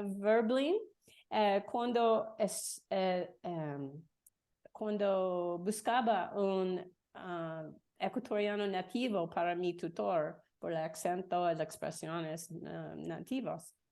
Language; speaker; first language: Spanish; non-native, learner; English